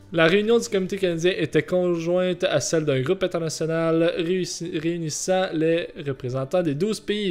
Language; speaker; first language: French; native; French